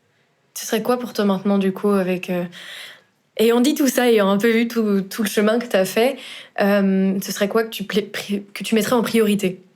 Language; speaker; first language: French; native; French